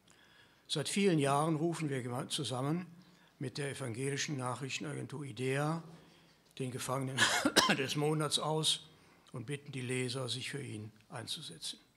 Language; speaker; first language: German; native; German